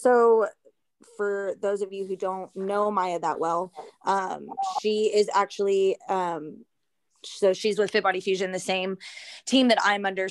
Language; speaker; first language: English; native; English